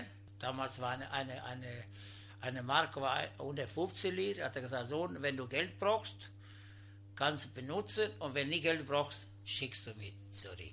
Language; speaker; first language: German; non-native, learner; Italian